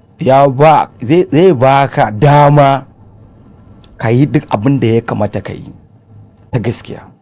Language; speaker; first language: Hausa; non-native, local second language; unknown